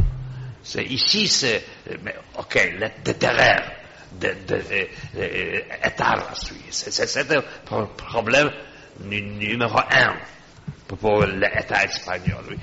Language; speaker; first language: French; non-native, fluent; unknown